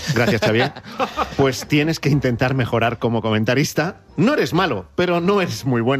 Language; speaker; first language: Spanish; native; Spanish